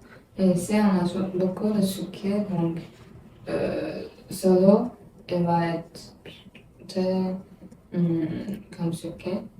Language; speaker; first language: French; non-native, learner; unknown